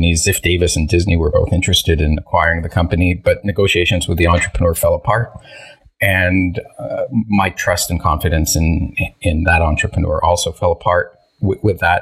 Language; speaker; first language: English; early bilingual, other home language; Hebrew